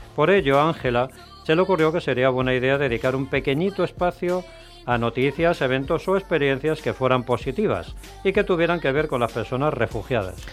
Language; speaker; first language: Spanish; native; Spanish